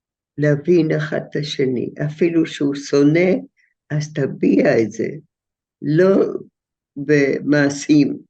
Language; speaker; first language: Hebrew; non-native, fluent; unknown